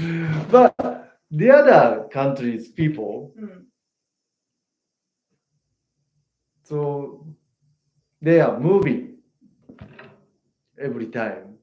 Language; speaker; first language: English; non-native, learner; Japanese